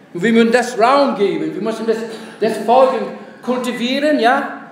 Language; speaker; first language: German; non-native, fluent; English